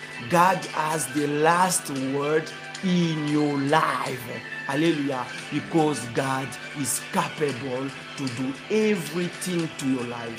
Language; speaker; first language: English; non-native, fluent; Lingala